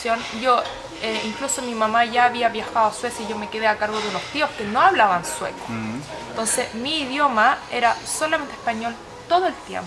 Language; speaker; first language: Spanish; early bilingual, heritage; Swedish